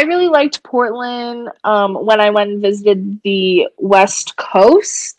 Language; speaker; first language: English; native; English